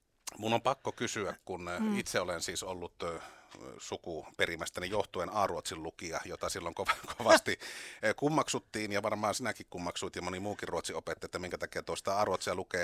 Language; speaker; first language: Finnish; native; Finnish